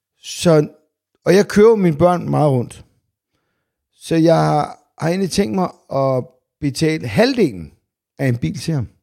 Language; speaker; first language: Danish; native; Danish